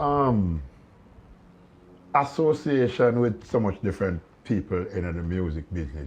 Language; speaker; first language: English; native; English